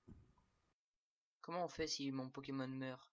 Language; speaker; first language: French; native; French